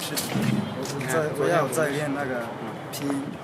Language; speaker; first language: Chinese; non-native, learner; Kinyarwanda